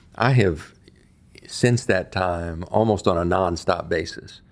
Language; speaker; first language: English; native; English